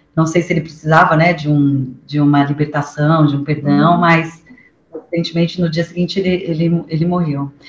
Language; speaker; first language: Portuguese; native; Portuguese